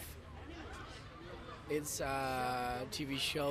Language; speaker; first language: English; non-native, fluent; Spanish